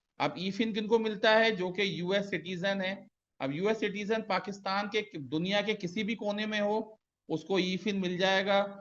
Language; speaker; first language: Urdu; native; Urdu